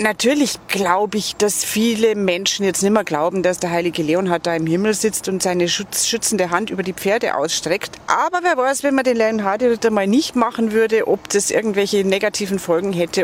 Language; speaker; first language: German; native; German